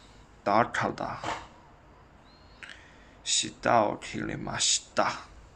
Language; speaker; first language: Japanese; non-native, learner; Chinese